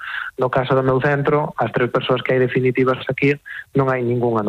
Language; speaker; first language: Galician; native; Galician